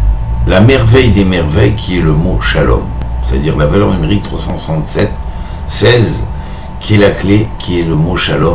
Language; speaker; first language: French; native; French